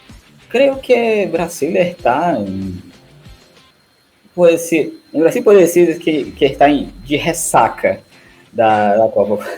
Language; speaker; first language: Spanish; non-native, learner; Portuguese